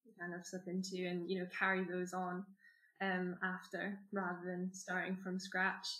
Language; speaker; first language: English; native; English